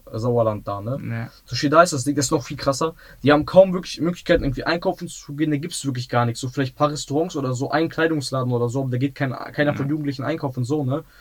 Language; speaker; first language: German; native; German